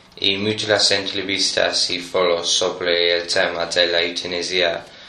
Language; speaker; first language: Spanish; non-native, learner; English